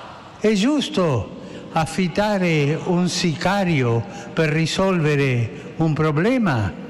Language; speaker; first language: Italian; non-native, fluent; Spanish